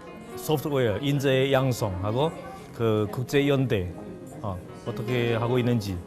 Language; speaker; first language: Korean; non-native, fluent; Chinese